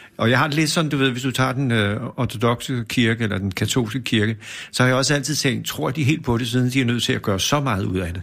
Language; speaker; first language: Danish; native; Danish